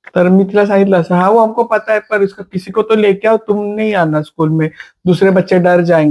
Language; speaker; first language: Hindi; non-native, local second language; Marathi